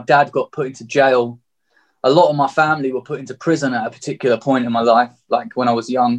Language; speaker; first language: English; native; English